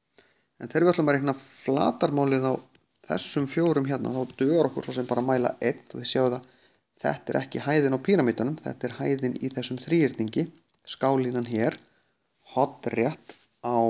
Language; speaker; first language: Icelandic; native; Icelandic